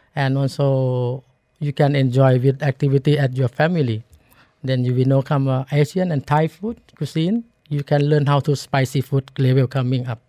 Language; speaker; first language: English; non-native, learner; Thai